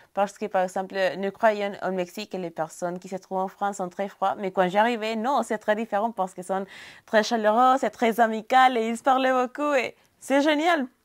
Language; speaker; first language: French; non-native, fluent; Spanish